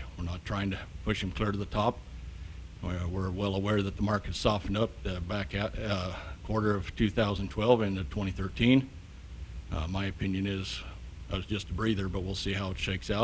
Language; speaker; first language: English; native; English